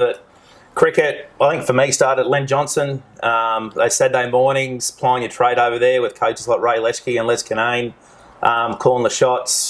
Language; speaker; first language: English; native; English